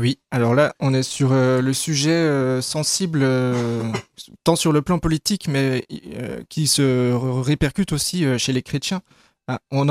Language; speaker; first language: French; native; French